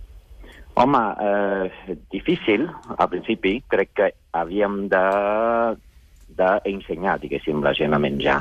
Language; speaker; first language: Catalan; non-native, fluent; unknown